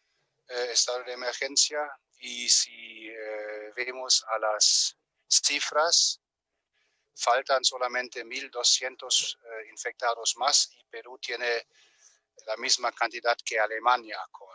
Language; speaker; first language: Spanish; non-native, fluent; German